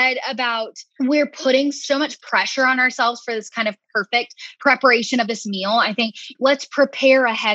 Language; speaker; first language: English; native; English